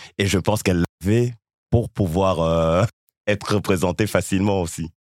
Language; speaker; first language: French; early bilingual, other home language; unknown